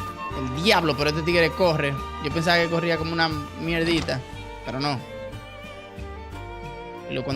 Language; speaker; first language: Spanish; native; Spanish